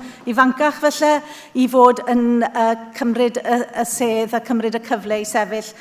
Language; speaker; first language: Welsh; native; Welsh